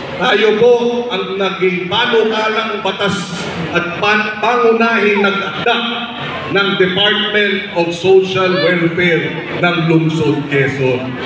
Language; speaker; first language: Filipino; native; Filipino